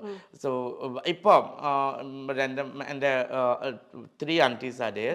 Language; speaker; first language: Malayalam; non-native, learner; Assamese